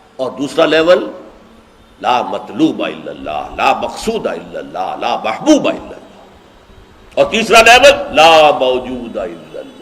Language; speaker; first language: Urdu; native; Urdu